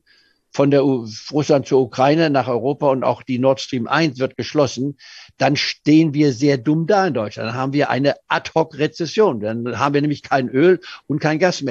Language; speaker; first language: German; native; German